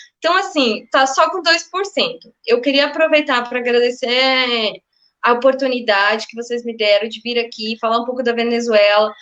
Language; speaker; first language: Portuguese; native; Portuguese